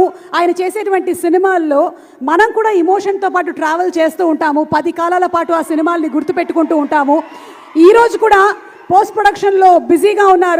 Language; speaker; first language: Telugu; native; Telugu